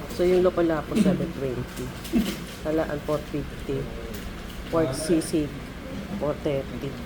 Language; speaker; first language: Filipino; native; Filipino